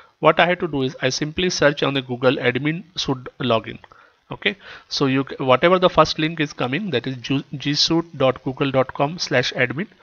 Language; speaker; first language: English; non-native, local second language; Kannada